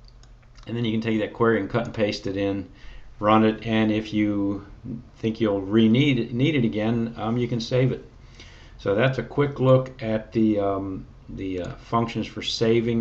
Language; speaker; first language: English; native; English